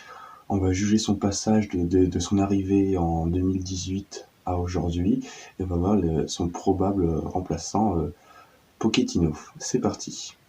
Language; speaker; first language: French; native; French